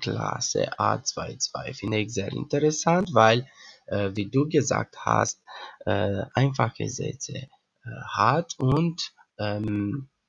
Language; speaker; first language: German; non-native, learner; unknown